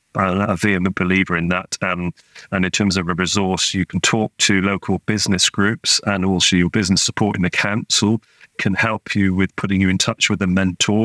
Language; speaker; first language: English; native; English